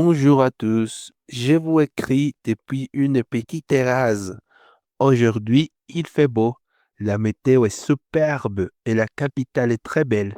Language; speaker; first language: French; non-native, learner; Spanish